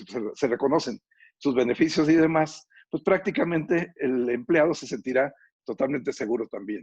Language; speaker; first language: Spanish; native; Spanish